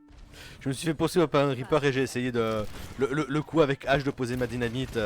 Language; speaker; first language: French; native; French